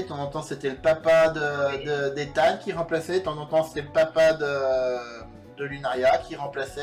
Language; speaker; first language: French; native; French